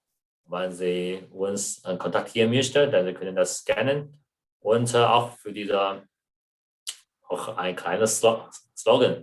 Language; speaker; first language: German; non-native, learner; Chinese